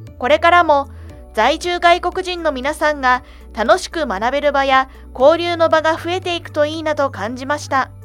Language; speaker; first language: Japanese; native; Japanese